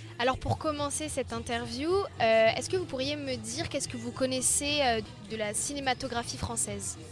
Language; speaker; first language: French; native; French